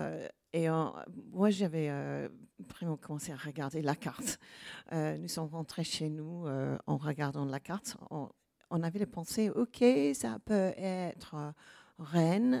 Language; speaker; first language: French; non-native, learner; English